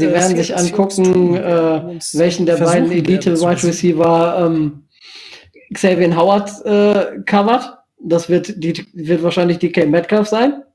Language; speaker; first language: German; native; German